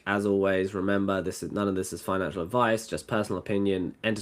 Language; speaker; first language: English; native; English